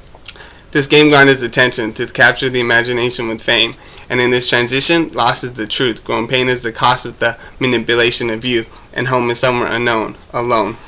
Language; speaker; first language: English; native; English